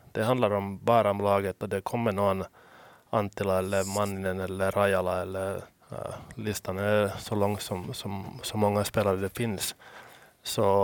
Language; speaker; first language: Swedish; non-native, local second language; Finnish